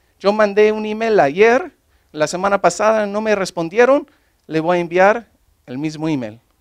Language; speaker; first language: Spanish; non-native, fluent; English